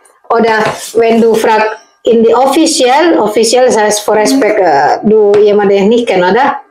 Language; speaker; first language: German; non-native, learner; Indonesian